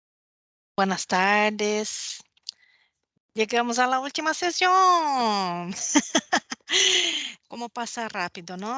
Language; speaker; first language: Spanish; non-native, fluent; Portuguese